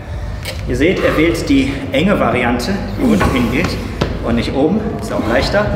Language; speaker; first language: German; native; German